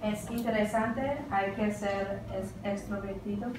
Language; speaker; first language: Spanish; non-native, learner; English